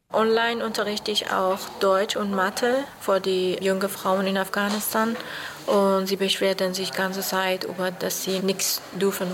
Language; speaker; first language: German; non-native, fluent; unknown